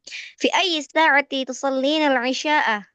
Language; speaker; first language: Arabic; non-native, learner; Indonesian